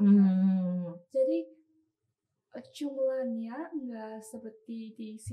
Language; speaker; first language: Indonesian; non-native, learner; Chinese